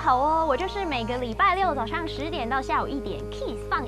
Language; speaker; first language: Chinese; native; Chinese